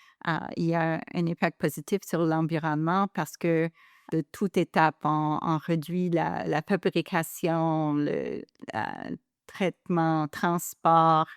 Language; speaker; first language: French; non-native, local second language; English